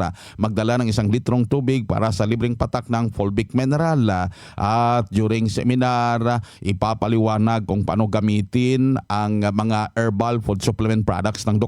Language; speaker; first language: Filipino; native; Filipino